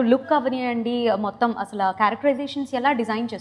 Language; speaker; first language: Telugu; native; Telugu